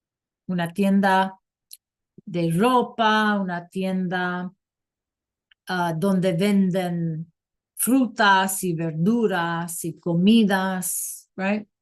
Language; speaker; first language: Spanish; non-native, fluent; English